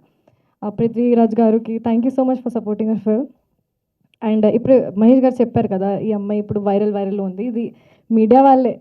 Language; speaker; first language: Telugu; non-native, fluent; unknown